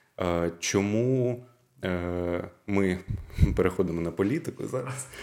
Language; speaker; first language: Ukrainian; non-native, local second language; Russian